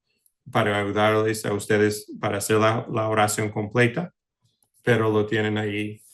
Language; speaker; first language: Spanish; early bilingual, heritage; English